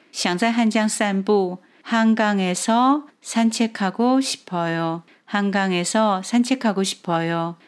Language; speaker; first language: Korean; non-native, fluent; Chinese